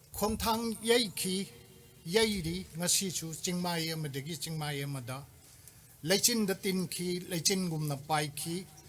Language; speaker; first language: Manipuri; native; Manipuri